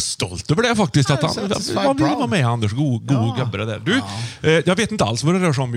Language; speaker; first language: Swedish; native; Swedish